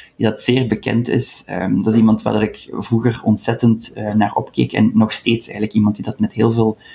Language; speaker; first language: Dutch; native; Dutch